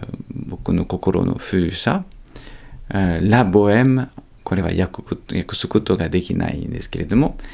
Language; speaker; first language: Japanese; non-native, fluent; French